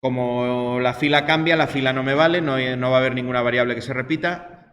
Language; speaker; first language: Spanish; native; Spanish